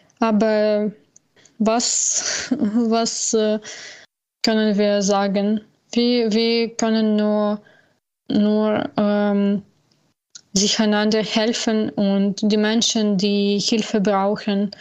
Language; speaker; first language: German; non-native, learner; Ukrainian